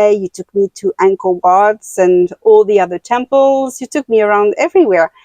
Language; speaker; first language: English; non-native, fluent; French